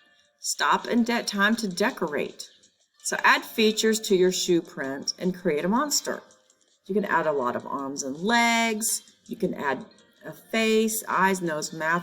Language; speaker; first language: English; native; English